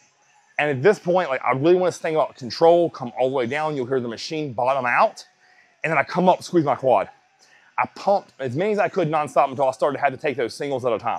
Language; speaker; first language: English; native; English